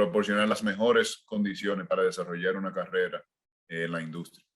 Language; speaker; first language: Spanish; native; Spanish